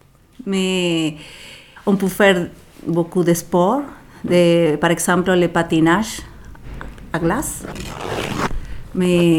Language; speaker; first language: French; non-native, fluent; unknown